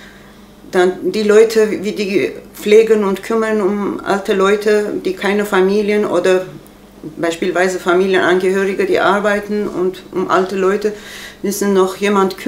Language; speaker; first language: German; non-native, learner; Armenian